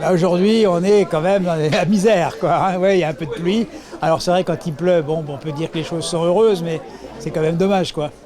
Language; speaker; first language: French; native; French